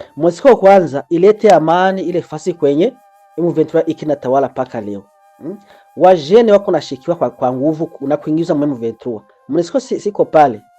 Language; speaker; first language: Swahili; non-native, local second language; Rundi